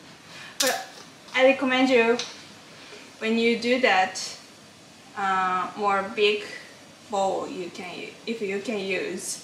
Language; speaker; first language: English; non-native, learner; Japanese